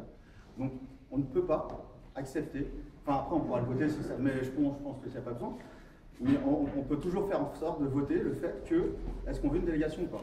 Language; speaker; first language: French; native; French